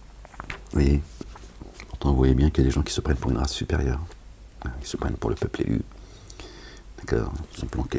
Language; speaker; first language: French; native; French